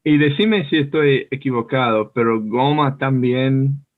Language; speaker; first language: Spanish; non-native, fluent; English